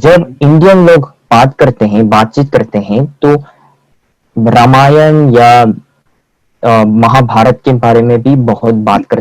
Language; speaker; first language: Hindi; non-native, fluent; Korean